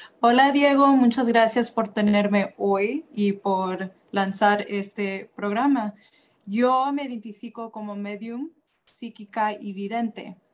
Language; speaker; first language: Spanish; early bilingual, heritage; Spanish